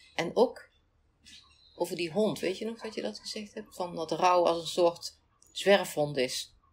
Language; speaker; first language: Dutch; native; Dutch